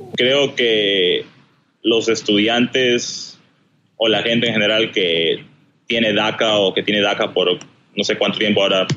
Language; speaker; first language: Spanish; early bilingual, heritage; Spanish